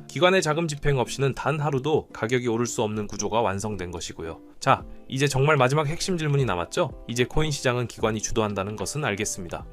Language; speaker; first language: Korean; native; Korean